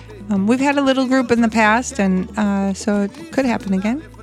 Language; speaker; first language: English; native; English